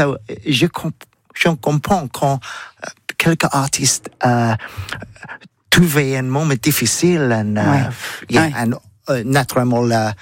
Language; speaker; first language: French; non-native, learner; English